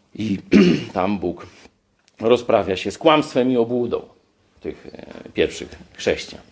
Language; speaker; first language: Polish; native; Polish